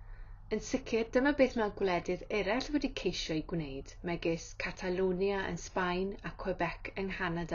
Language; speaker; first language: Welsh; native; Welsh